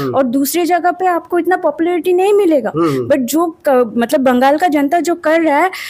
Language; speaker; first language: Hindi; non-native, local second language; Bangla